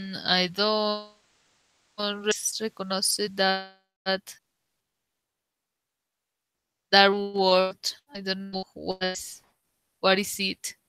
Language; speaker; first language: English; non-native, learner; Spanish